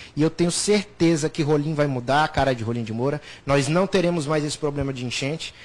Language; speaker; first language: Portuguese; native; Portuguese